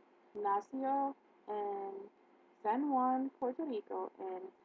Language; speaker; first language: Spanish; non-native, learner; English